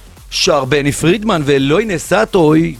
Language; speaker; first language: Hebrew; native; Hebrew